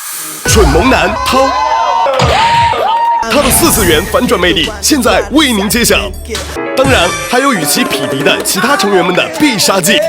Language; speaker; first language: Chinese; native; Chinese